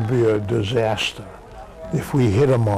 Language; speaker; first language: English; native; English